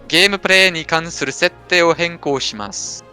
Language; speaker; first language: Japanese; non-native, fluent; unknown